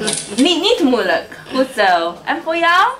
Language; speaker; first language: Dutch; non-native, learner; Chinese